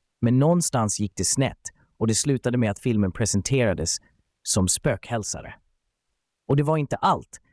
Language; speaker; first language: Swedish; native; Swedish